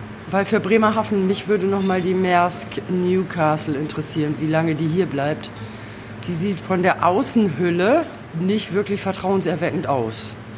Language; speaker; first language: German; native; German